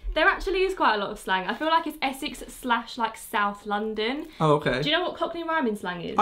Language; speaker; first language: English; native; English